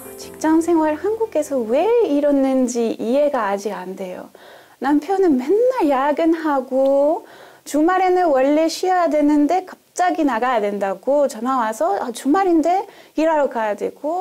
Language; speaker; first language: Korean; non-native, fluent; French